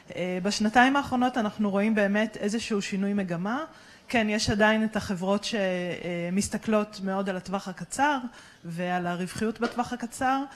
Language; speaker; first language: Hebrew; native; Hebrew